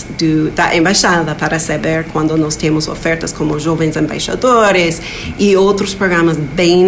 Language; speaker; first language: Portuguese; non-native, fluent; English